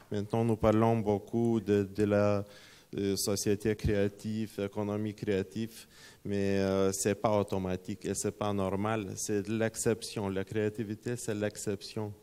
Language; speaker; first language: French; non-native, fluent; Lithuanian